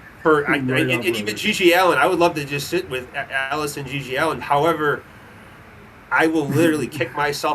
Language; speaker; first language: English; native; English